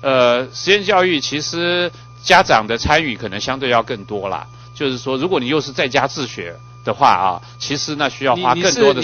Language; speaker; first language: Chinese; native; Chinese